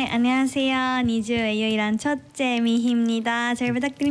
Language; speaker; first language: Korean; non-native, fluent; Japanese